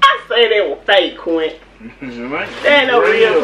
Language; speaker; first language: English; native; English